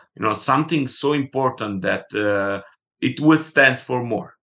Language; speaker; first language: English; non-native, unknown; Italian